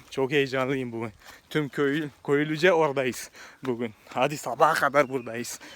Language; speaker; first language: Turkish; non-native, fluent; Malayalam